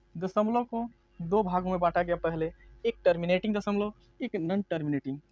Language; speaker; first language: Hindi; native; Hindi